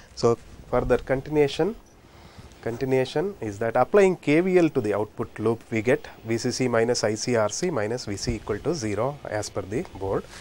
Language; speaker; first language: English; non-native, local second language; Kannada